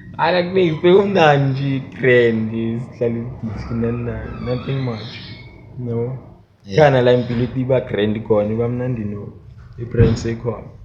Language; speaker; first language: Zulu; native; Zulu